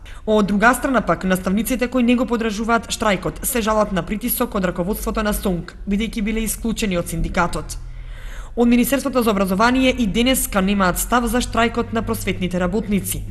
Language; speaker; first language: Macedonian; native; Macedonian